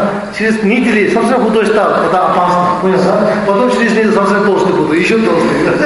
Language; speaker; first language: Russian; non-native, learner; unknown